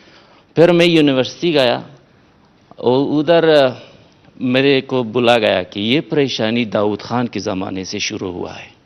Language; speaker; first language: Hindi; non-native, fluent; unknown